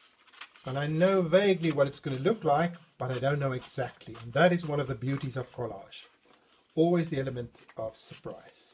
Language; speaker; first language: English; non-native, fluent; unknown